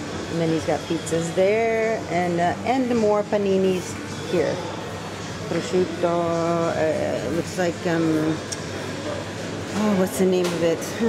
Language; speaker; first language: English; native; English